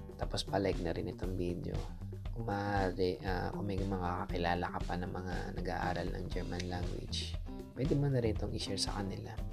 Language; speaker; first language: Filipino; native; Filipino